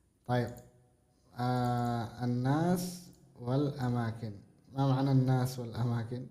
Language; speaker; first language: Arabic; non-native, fluent; Indonesian